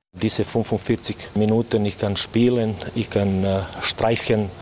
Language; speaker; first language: German; non-native, learner; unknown